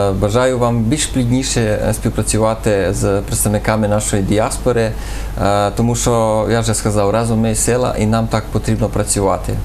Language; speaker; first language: Ukrainian; early bilingual, heritage; Ukrainian